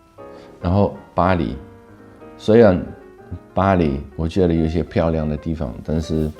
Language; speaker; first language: Chinese; non-native, fluent; Dutch